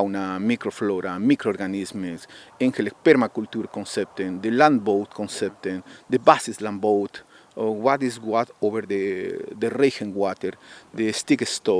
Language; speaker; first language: Dutch; non-native, learner; Spanish